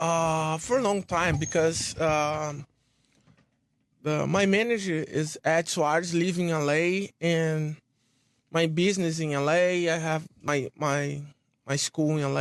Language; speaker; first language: English; non-native, learner; Portuguese